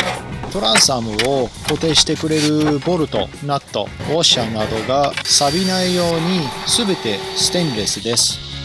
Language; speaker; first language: Japanese; non-native, fluent; English